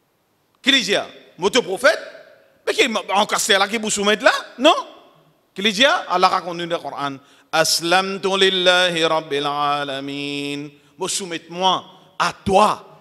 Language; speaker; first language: French; non-native, local second language; Morisyen